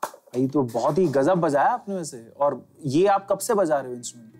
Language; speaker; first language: Hindi; native; Hindi